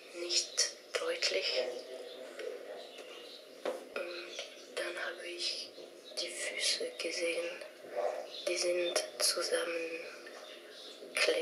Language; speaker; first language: German; non-native, learner; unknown